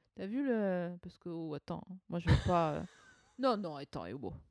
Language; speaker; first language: French; native; French